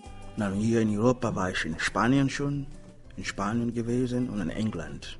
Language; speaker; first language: German; non-native, learner; Swahili